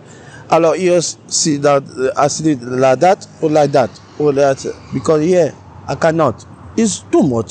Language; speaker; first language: English; non-native, learner; French